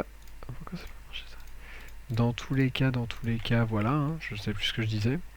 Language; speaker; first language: French; native; French